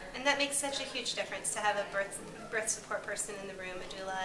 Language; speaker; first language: English; native; English